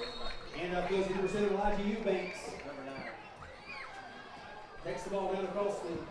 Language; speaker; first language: English; native; English